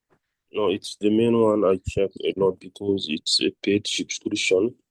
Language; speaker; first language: English; non-native, fluent; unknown